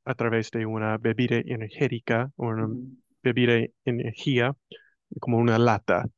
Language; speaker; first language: Spanish; non-native, fluent; English